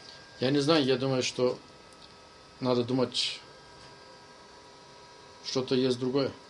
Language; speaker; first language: Russian; non-native, learner; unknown